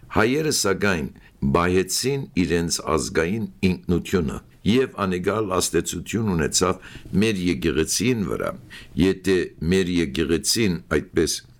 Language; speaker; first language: Armenian; early bilingual, heritage; Armenian